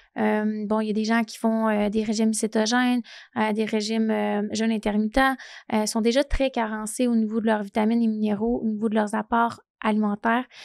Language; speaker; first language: French; native; French